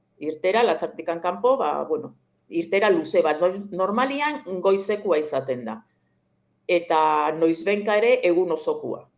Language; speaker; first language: Basque; native; Basque